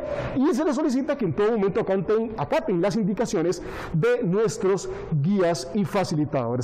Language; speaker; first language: Spanish; native; Spanish